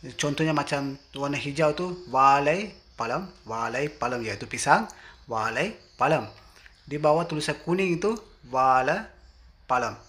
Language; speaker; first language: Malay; native; Malay